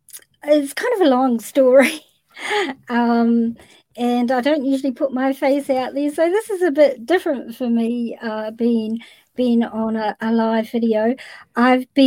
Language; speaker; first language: English; native; English